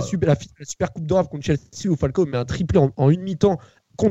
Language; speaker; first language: French; native; French